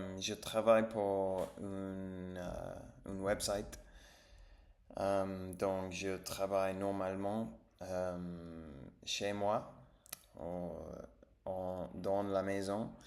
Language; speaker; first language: French; non-native, learner; English